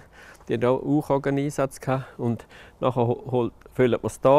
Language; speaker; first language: German; native; German